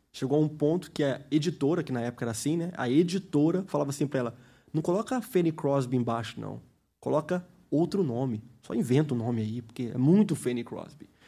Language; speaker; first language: Portuguese; early bilingual, heritage; Portuguese